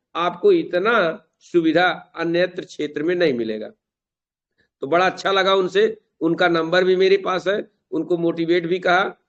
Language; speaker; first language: Hindi; native; Hindi